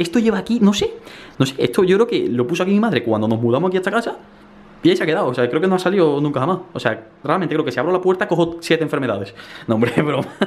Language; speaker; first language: Spanish; native; Spanish